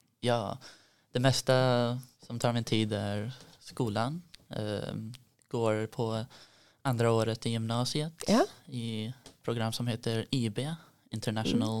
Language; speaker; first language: Swedish; early bilingual, heritage; Swedish